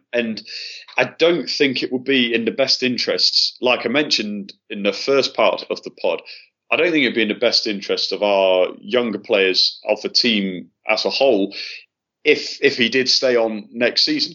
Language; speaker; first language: English; native; English